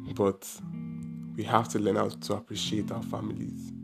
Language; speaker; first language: English; non-native, local second language; Igbo